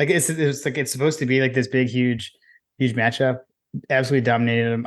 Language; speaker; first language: English; native; English